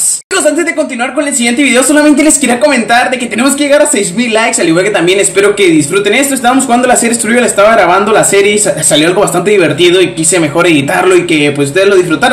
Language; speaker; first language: Spanish; native; Spanish